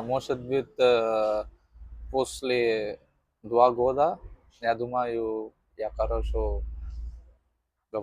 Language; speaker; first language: Russian; non-native, learner; Tamil